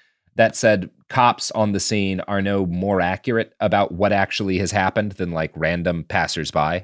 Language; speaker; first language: English; native; English